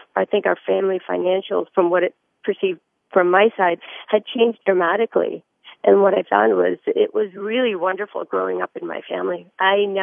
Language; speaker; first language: English; early bilingual, other home language; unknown